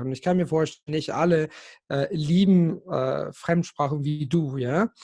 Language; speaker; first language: German; non-native, fluent; Italian